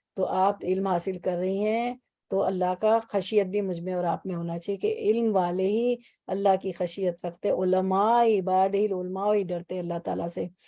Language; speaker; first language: Urdu; native; Urdu